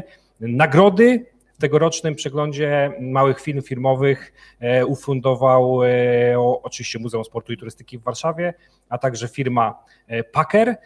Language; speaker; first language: Polish; native; Polish